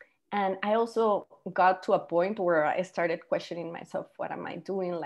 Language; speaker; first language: English; non-native, fluent; Spanish